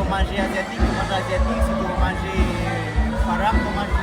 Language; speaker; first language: French; non-native, fluent; Thai